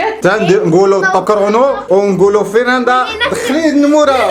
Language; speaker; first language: Arabic; native; Arabic